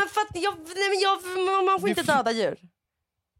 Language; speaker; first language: Swedish; native; Swedish